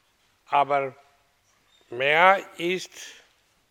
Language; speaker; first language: German; non-native, learner; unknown